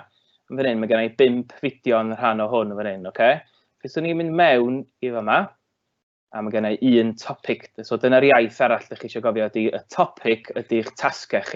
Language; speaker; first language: Welsh; native; Welsh